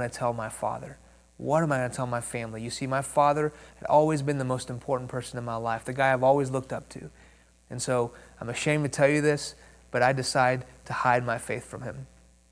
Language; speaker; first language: English; early bilingual, other home language; Persian